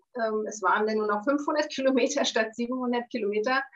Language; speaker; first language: German; native; German